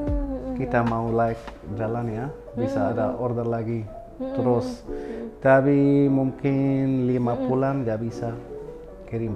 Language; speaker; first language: Indonesian; non-native, learner; Arabic